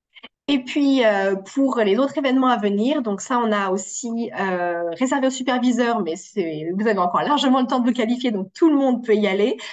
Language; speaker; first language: French; native; French